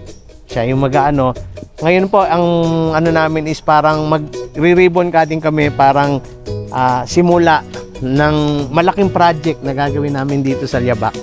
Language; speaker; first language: Filipino; native; Filipino